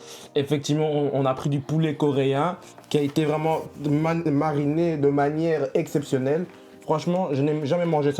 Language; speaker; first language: French; native; French